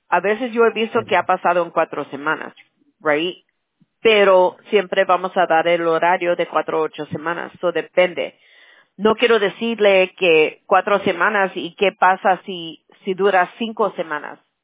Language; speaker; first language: Spanish; early bilingual, heritage; Spanish